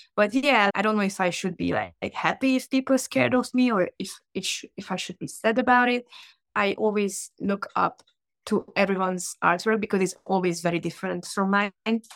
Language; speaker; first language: English; non-native, fluent; Hungarian